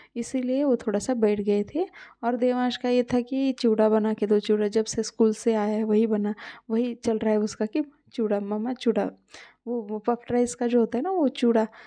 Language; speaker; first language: Hindi; non-native, local second language; Marathi